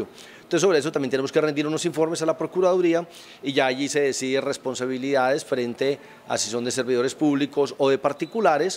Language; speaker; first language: Spanish; native; Spanish